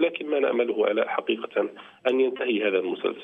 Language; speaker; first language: Arabic; native; Arabic